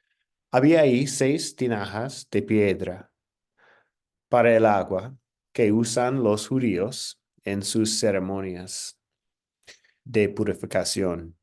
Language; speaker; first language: Spanish; non-native, fluent; English